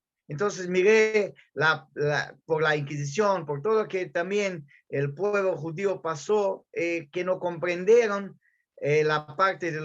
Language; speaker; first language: Spanish; non-native, fluent; Portuguese